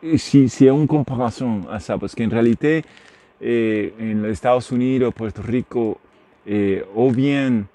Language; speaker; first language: French; non-native, learner; Spanish